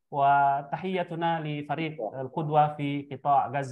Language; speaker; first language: Arabic; non-native, fluent; Indonesian